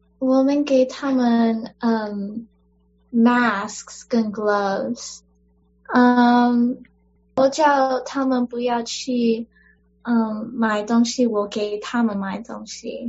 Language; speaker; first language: Chinese; early bilingual, heritage; English